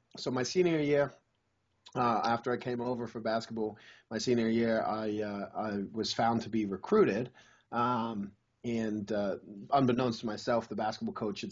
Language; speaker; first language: English; native; English